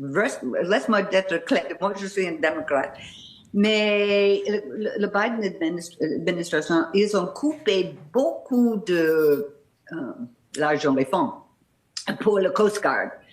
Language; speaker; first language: French; non-native, fluent; English